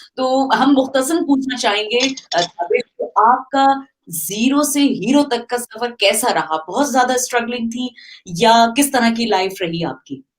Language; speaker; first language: Urdu; native; Urdu